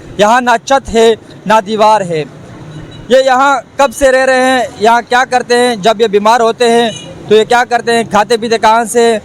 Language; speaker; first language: Urdu; non-native, local second language; Pashto